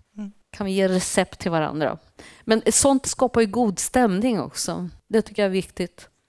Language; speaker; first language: Swedish; native; Swedish